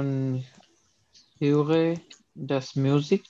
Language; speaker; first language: German; non-native, learner; Urdu